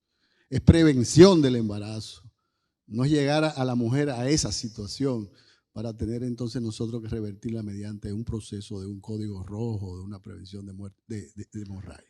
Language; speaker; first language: Spanish; native; Spanish